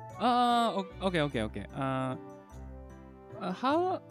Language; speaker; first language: English; non-native, learner; Japanese